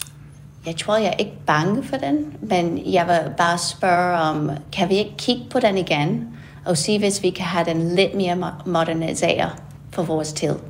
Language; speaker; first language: Danish; non-native, fluent; English